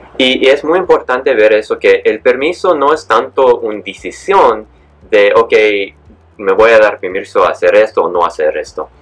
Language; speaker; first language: Spanish; early bilingual, heritage; Spanish